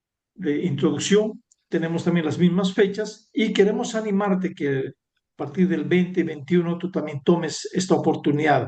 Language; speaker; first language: Spanish; native; Spanish